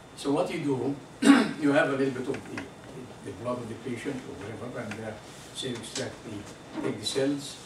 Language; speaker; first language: English; non-native, fluent; Arabic